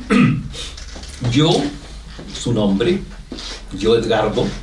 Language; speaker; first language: Spanish; native; Spanish